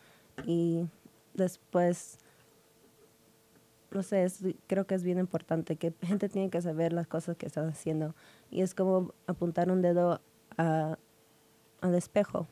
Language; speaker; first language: Spanish; early bilingual, heritage; Spanish